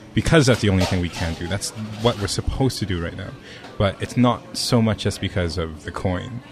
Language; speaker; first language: English; non-native, local second language; Cantonese